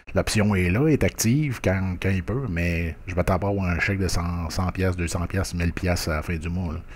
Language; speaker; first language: French; native; French